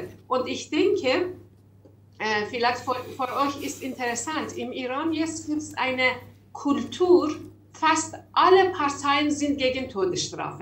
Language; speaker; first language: German; non-native, learner; Persian